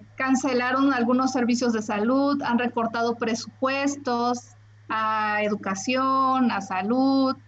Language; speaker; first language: Spanish; native; Spanish